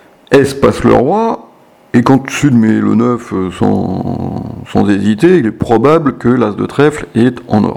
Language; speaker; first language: French; native; French